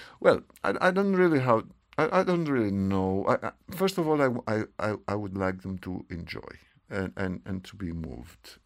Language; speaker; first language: English; non-native, fluent; Greek